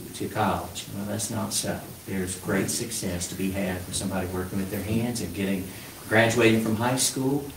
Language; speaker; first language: English; native; English